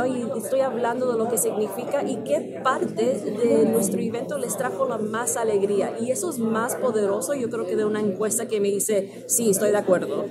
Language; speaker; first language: Spanish; early bilingual, heritage; Spanish